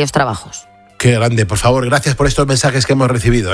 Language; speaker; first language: Spanish; native; Spanish